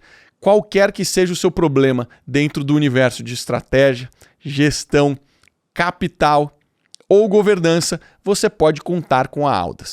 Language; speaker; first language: Portuguese; native; Portuguese